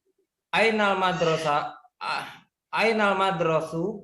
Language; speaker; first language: Arabic; non-native, learner; Indonesian